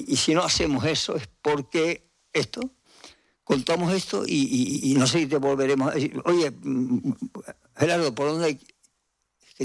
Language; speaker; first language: Spanish; native; Spanish